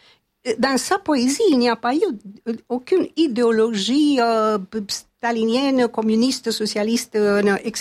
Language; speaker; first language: French; non-native, fluent; Romanian